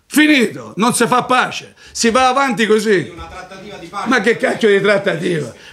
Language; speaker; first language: Italian; native; Italian